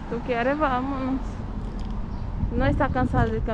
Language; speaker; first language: Spanish; non-native, learner; Portuguese